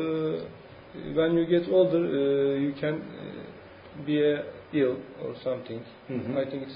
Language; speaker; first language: English; non-native, learner; Turkish